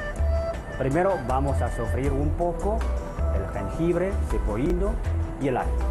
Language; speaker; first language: Spanish; non-native, fluent; Chinese